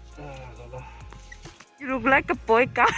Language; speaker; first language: English; non-native, learner; Thai